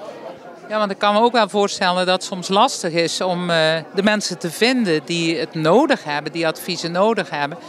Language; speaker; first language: Dutch; native; Dutch